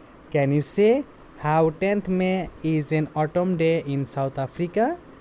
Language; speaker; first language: English; non-native, local second language; Bangla